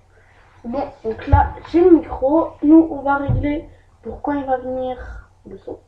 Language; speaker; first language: French; native; French